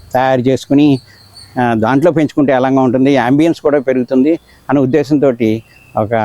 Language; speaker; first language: Telugu; native; Telugu